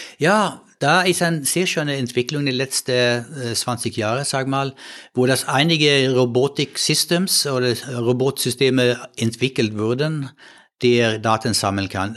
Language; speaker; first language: German; non-native, fluent; Swedish